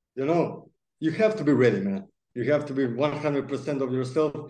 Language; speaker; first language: English; non-native, fluent; Macedonian